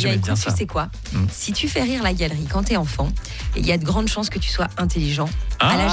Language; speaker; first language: French; native; French